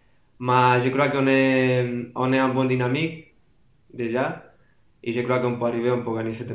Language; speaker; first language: French; non-native, fluent; Spanish